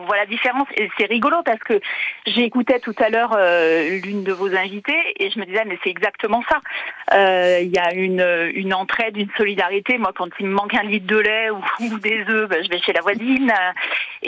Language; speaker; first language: French; native; French